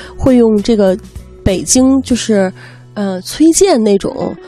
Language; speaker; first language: Chinese; native; Chinese